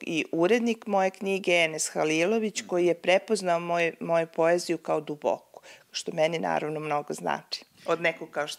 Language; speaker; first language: Serbian; native; Serbian